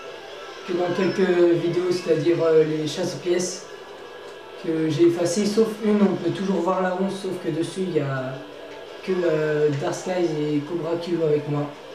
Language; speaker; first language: French; native; French